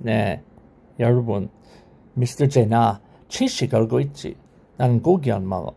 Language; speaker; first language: Korean; non-native, learner; English